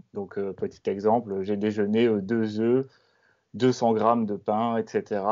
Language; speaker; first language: French; native; French